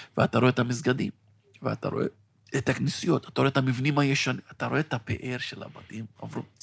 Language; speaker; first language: Hebrew; non-native, local second language; Arabic